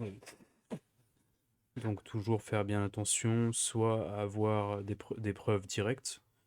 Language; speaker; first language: French; native; French